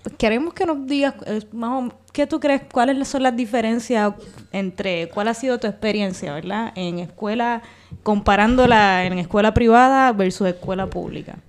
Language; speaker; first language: Spanish; native; Spanish